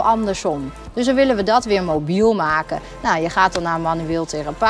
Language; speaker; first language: Dutch; native; Dutch